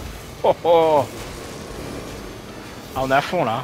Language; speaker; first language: French; native; French